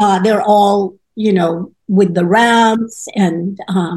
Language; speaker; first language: English; non-native, local second language; Filipino